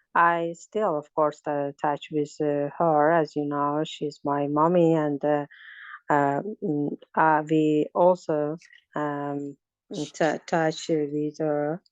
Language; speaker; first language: English; non-native, learner; Azerbaijani